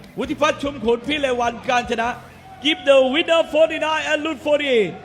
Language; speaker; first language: English; non-native, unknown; Thai